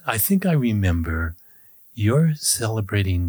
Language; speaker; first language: English; native; English